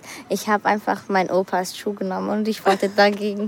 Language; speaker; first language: German; early bilingual, other home language; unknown